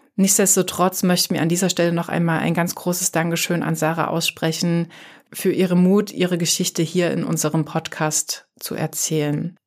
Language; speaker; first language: German; native; German